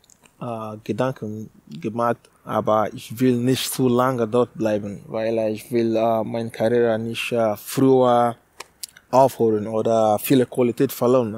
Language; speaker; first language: German; non-native, learner; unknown